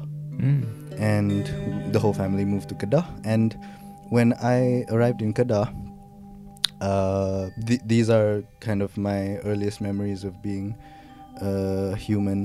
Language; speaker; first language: English; non-native, local second language; Pattani Malay